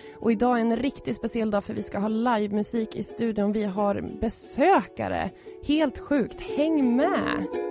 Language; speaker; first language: Swedish; native; Swedish